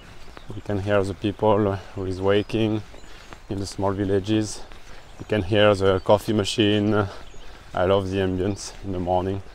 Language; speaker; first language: English; non-native, fluent; French